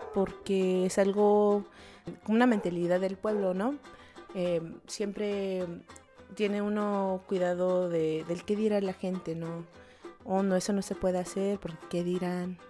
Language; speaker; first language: Spanish; early bilingual, heritage; Spanish